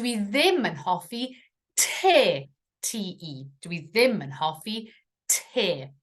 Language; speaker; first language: Welsh; non-native, fluent; English